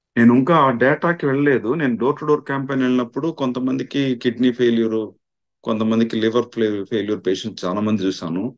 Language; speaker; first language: Telugu; non-native, local second language; Tamil